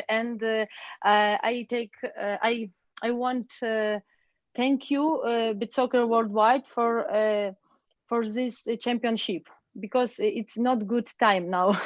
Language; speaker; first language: English; non-native, learner; Ukrainian